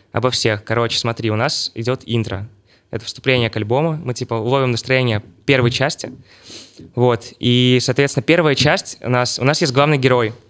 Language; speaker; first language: Russian; native; Russian